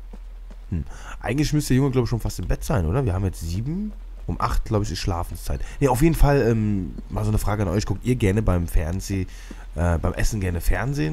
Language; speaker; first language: German; native; German